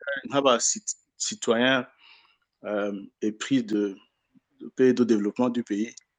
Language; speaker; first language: French; non-native, local second language; Rundi